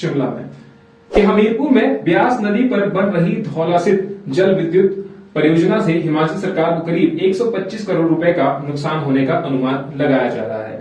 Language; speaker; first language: Hindi; native; Hindi